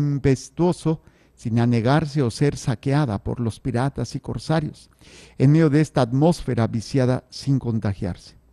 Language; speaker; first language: Spanish; native; Spanish